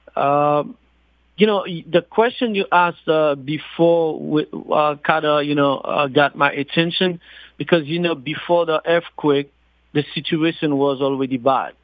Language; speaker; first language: English; non-native, fluent; Haitian Creole